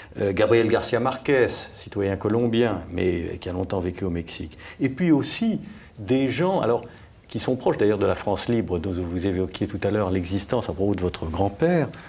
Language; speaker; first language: French; native; French